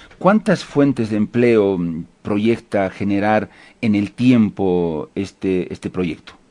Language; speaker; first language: Spanish; native; Spanish